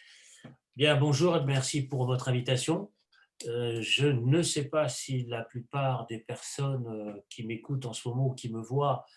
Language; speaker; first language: French; native; French